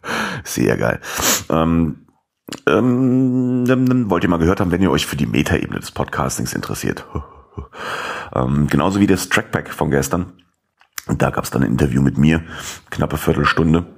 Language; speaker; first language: German; native; German